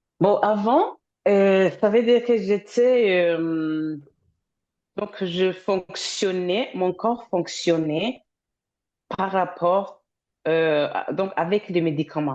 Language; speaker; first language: French; non-native, fluent; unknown